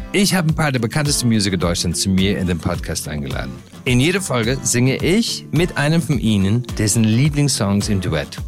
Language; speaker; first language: German; non-native, fluent; English